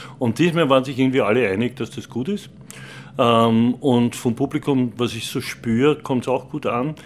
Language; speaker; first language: German; native; German